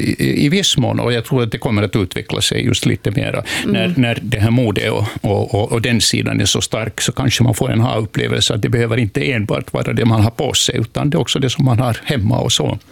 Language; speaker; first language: Swedish; native; Swedish